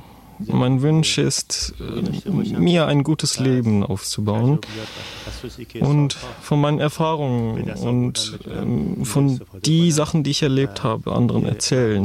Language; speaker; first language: German; non-native, learner; Persian